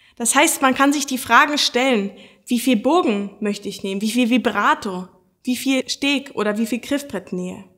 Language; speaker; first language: German; native; German